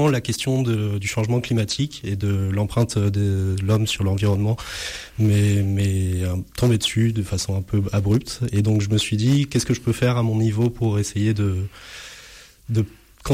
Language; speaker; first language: French; native; French